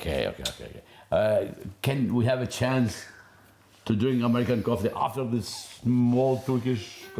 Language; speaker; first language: English; non-native, learner; Albanian